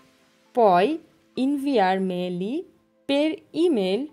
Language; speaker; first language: Italian; non-native, learner; Bangla